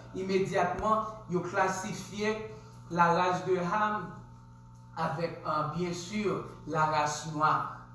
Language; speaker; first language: French; non-native, local second language; Haitian Creole